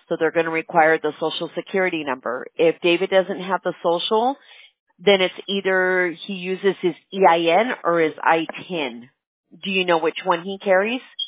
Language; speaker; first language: English; early bilingual, other home language; Spanish